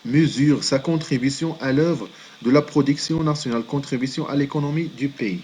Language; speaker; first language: French; non-native, local second language; Arabic